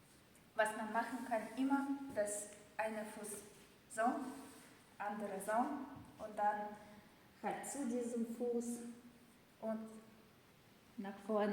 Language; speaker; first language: German; non-native, fluent; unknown